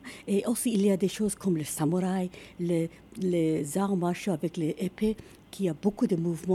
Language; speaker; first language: French; non-native, learner; Japanese